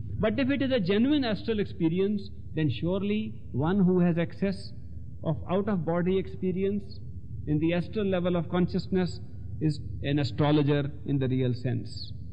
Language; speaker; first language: English; non-native, local second language; Hindi